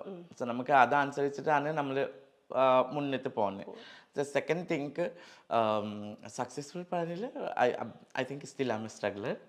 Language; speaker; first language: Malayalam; non-native, learner; Assamese